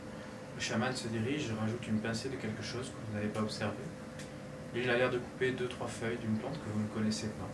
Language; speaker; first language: French; native; French